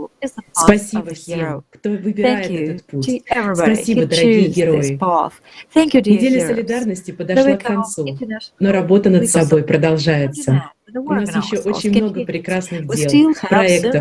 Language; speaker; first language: Russian; native; Russian